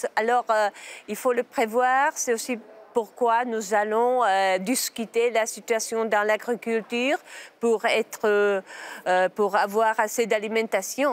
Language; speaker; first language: French; non-native, learner; Czech